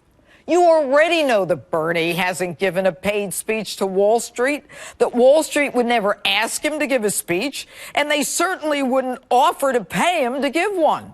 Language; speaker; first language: English; native; English